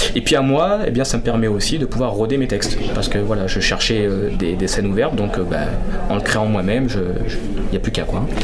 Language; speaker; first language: French; native; French